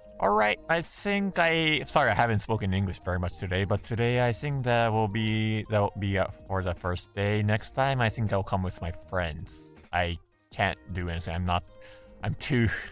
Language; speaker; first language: English; non-native, learner; Japanese